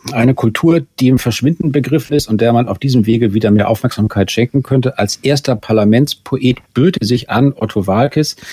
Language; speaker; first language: German; native; German